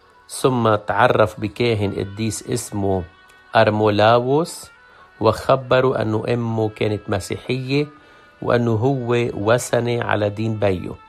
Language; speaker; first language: Arabic; native; Arabic